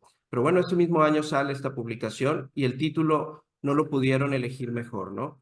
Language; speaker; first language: Spanish; native; Spanish